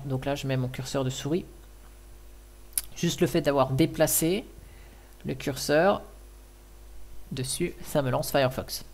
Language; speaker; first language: French; native; French